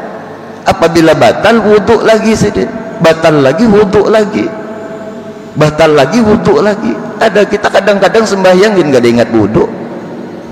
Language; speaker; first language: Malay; non-native, local second language; Banjar